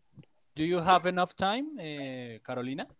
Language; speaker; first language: English; non-native, learner; Spanish